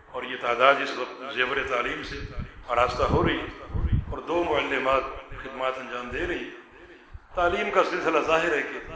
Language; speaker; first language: Urdu; native; Urdu